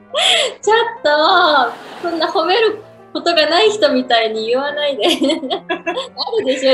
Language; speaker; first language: Japanese; native; Japanese